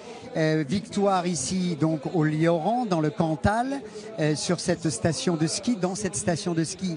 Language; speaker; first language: French; native; French